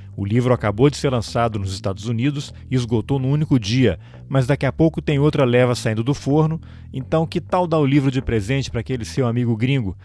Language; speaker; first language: Portuguese; native; Portuguese